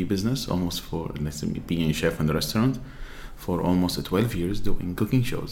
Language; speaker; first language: English; non-native, fluent; Arabic